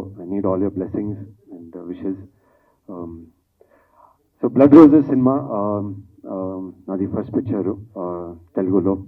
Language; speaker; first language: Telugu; non-native, learner; Kannada